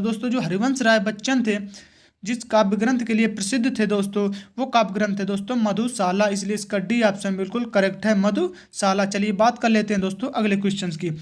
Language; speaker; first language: Hindi; native; Hindi